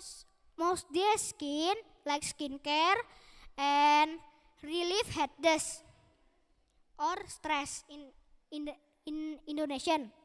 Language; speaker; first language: English; non-native, learner; Indonesian